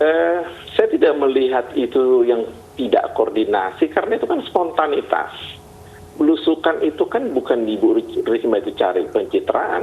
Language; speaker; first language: Indonesian; native; Indonesian